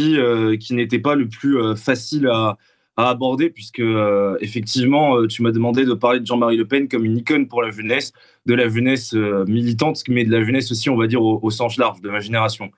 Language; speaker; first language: French; native; French